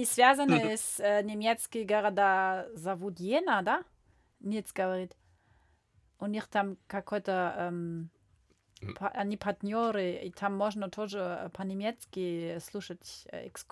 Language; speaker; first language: Russian; non-native, learner; German